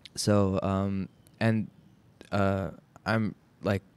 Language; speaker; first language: English; native; English